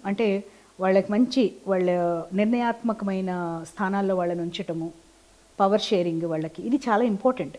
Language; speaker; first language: Telugu; native; Telugu